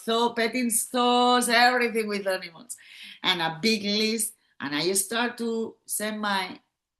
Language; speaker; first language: English; non-native, learner; Catalan